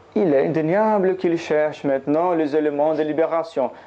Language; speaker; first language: French; non-native, learner; Portuguese